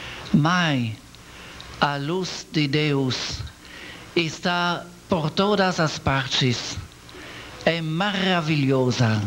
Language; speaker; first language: Portuguese; non-native, learner; French